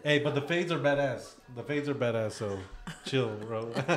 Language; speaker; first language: English; early bilingual, other home language; Spanish